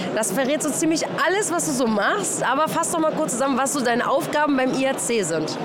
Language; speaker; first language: German; native; German